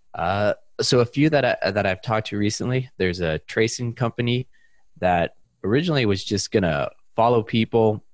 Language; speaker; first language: English; native; English